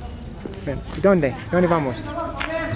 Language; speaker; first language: Spanish; non-native, learner; English